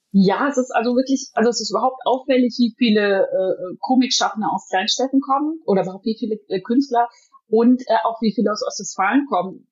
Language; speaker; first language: German; native; German